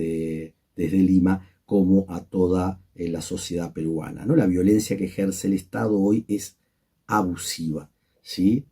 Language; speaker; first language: Spanish; native; Spanish